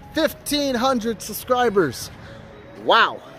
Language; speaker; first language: English; native; English